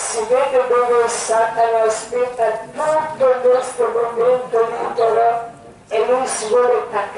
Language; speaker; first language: Italian; non-native, learner; Croatian